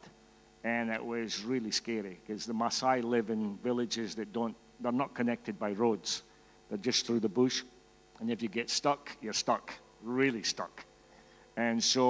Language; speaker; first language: English; native; English